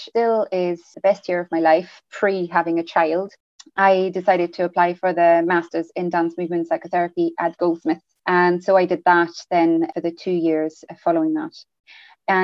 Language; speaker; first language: English; non-native, fluent; French